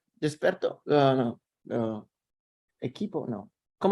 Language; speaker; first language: Spanish; non-native, learner; Russian